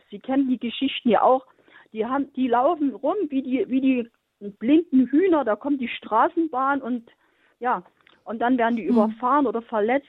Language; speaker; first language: German; native; German